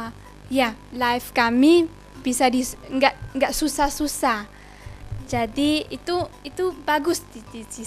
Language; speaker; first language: Indonesian; early bilingual, heritage; German